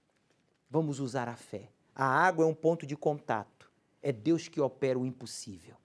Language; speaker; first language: Portuguese; native; Portuguese